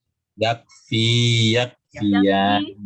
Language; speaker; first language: Arabic; non-native, fluent; Indonesian